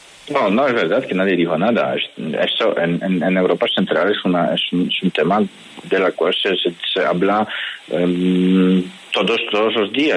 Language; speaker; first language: Spanish; non-native, fluent; Polish